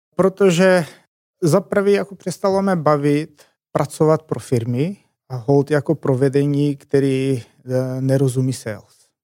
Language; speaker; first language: Czech; non-native, fluent; Macedonian